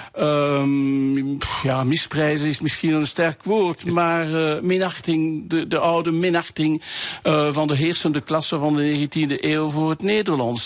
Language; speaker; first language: Dutch; non-native, local second language; French